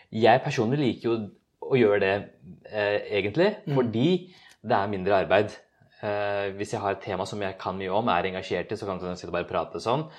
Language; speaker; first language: Norwegian; early bilingual, other home language; Urdu